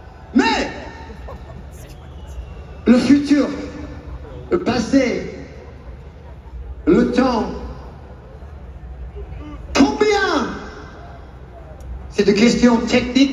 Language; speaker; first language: French; non-native, learner; English